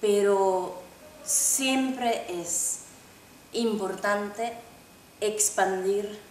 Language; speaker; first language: Spanish; non-native, fluent; Finnish